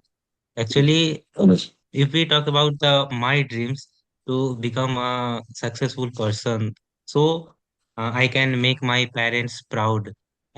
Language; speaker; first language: English; non-native, learner; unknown